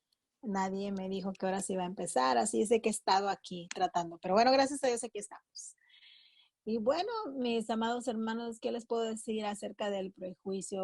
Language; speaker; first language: Spanish; native; Spanish